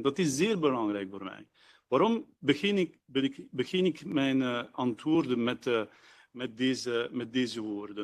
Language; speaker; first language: Dutch; non-native, local second language; French